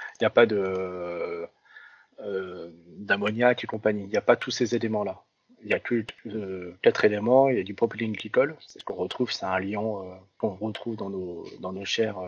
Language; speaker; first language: French; early bilingual, other home language; Vietnamese